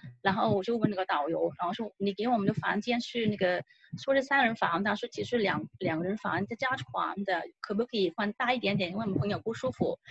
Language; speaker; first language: Chinese; non-native, local second language; Cantonese